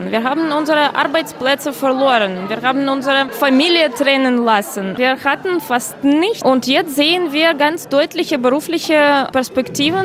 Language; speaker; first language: German; non-native, fluent; Ukrainian